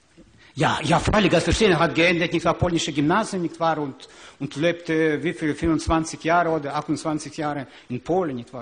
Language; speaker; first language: German; non-native, learner; Ukrainian